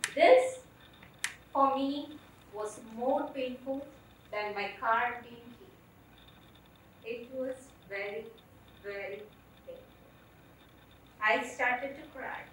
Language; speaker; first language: English; non-native, local second language; Malayalam